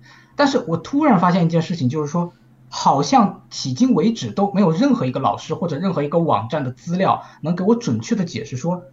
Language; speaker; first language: Chinese; native; Chinese